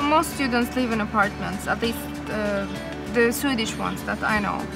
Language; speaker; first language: English; non-native, fluent; Swedish